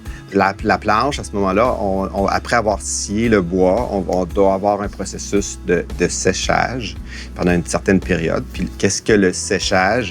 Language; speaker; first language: French; native; French